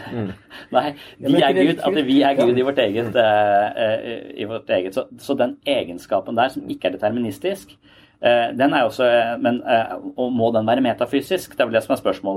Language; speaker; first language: Norwegian; native; Norwegian